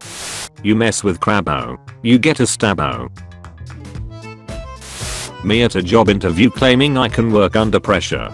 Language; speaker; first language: English; native; English